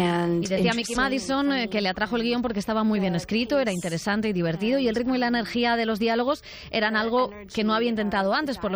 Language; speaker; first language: Spanish; native; Spanish